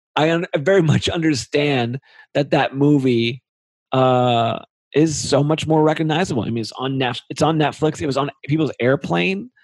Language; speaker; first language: English; native; English